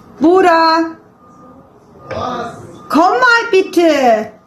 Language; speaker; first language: German; early bilingual, other home language; Turkish